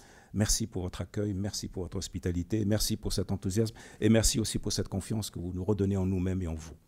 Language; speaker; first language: French; non-native, local second language; Arabic